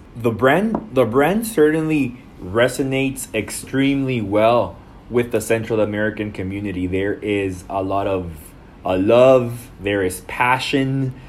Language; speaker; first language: English; non-native, fluent; Spanish